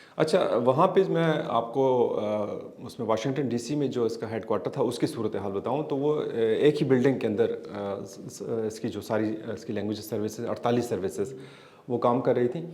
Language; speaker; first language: Urdu; native; Urdu